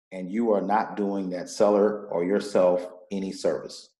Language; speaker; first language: English; native; English